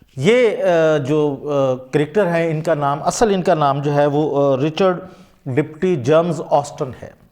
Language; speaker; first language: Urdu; native; Urdu